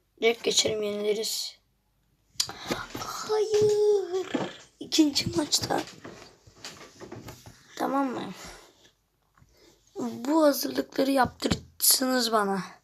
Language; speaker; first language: Turkish; native; Turkish